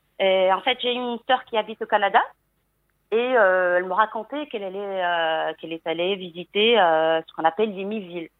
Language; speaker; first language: French; non-native, local second language; Arabic